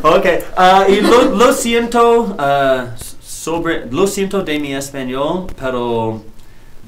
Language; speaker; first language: Spanish; non-native, learner; English